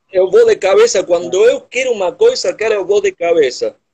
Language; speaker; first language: Portuguese; non-native, learner; Spanish